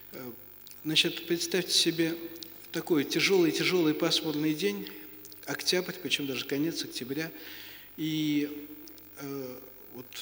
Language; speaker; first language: Russian; native; Russian